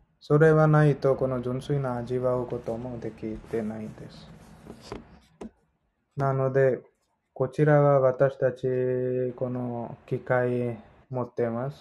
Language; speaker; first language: Japanese; non-native, learner; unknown